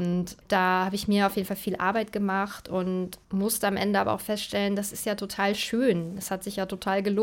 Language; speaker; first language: German; native; German